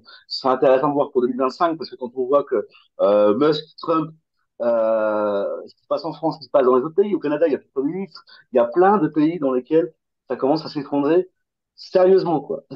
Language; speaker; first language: French; native; French